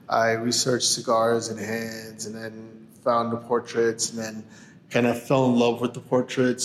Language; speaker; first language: English; early bilingual, other home language; Spanish